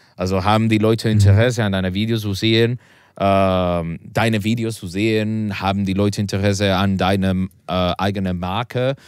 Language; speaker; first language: German; non-native, learner; Spanish